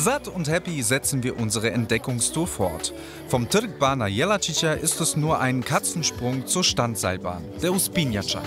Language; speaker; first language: German; early bilingual, other home language; Croatian